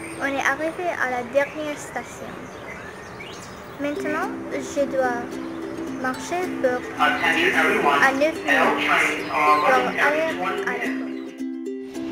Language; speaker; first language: French; non-native, learner; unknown